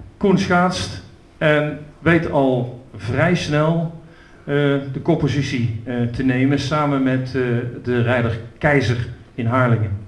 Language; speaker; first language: Dutch; native; Dutch